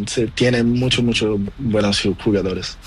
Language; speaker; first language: Spanish; non-native, learner; Portuguese